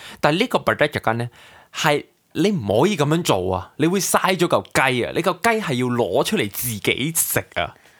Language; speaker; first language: Cantonese; native; Cantonese